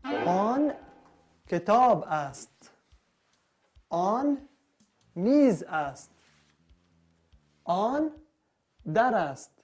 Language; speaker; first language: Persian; non-native, fluent; Arabic